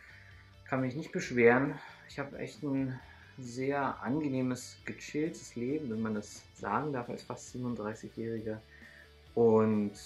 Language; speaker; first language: German; native; German